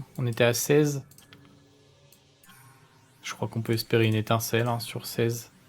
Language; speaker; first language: French; native; French